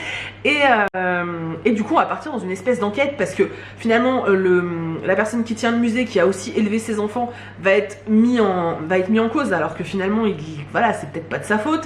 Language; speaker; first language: French; native; French